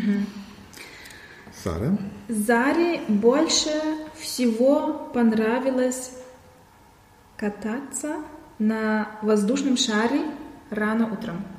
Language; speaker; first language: Russian; non-native, learner; German